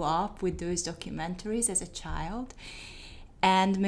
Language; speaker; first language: English; non-native, fluent; Hungarian